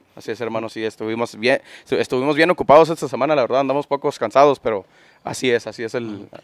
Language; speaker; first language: Spanish; native; Spanish